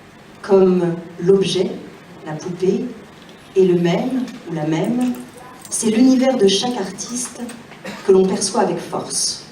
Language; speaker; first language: French; native; French